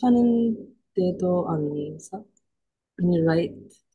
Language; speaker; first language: Korean; non-native, learner; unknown